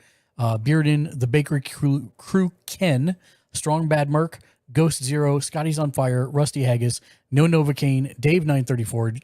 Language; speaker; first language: English; native; English